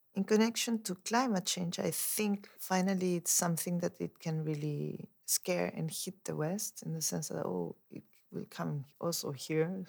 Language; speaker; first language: English; non-native, fluent; Spanish